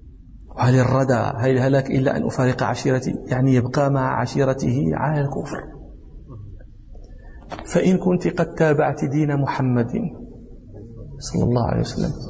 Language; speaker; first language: Arabic; native; Arabic